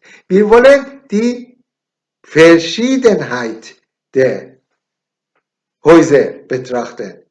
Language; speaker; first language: German; non-native, learner; Persian